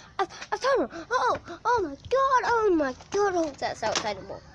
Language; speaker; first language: English; native; English